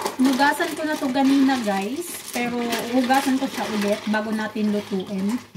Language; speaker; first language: Filipino; non-native, local second language; Cebuano